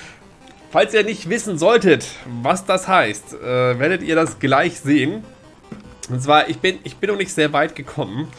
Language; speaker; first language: German; native; German